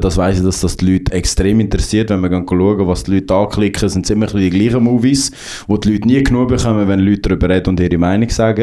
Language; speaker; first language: German; native; German